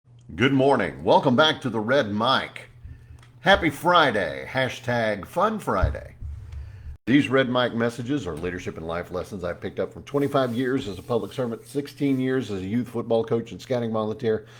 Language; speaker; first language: English; native; English